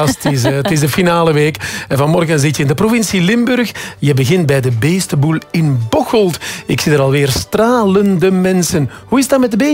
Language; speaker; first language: Dutch; native; Dutch